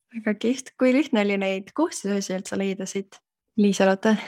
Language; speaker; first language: Estonian; native; Estonian